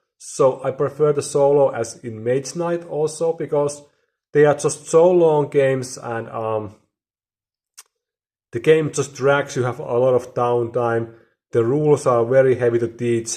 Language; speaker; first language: English; non-native, fluent; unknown